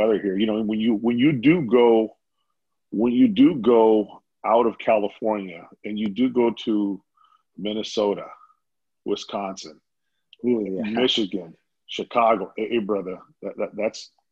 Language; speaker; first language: English; native; English